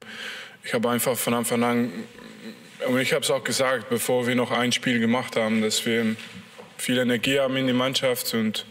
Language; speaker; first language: German; non-native, fluent; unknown